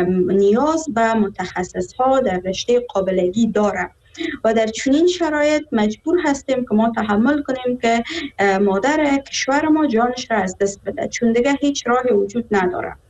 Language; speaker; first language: Persian; native; Persian